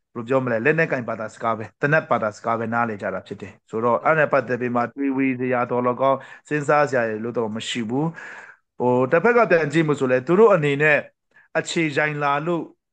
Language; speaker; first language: Burmese; non-native, local second language; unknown